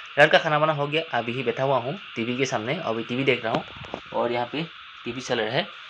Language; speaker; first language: Hindi; non-native, local second language; Assamese